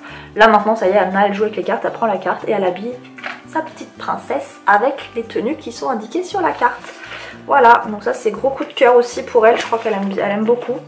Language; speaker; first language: French; native; French